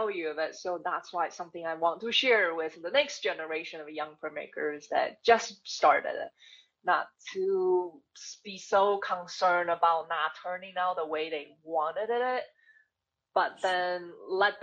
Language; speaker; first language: English; non-native, fluent; Chinese